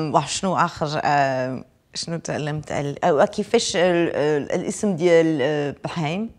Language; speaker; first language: Arabic; non-native, fluent; Azerbaijani